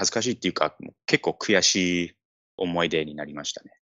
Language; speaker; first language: Japanese; non-native, fluent; English